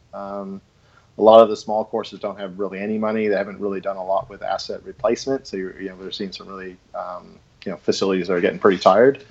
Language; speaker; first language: English; native; English